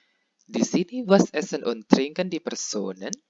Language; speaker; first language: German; non-native, fluent; Indonesian